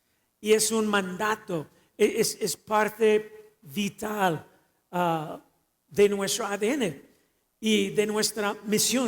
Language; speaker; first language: Spanish; non-native, fluent; English